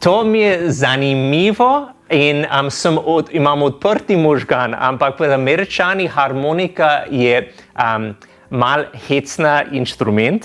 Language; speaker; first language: Slovenian; non-native, fluent; English